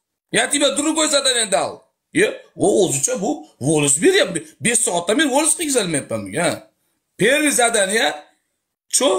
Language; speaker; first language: Russian; non-native, learner; Uzbek